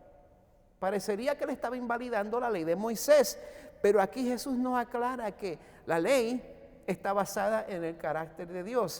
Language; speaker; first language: Spanish; native; Spanish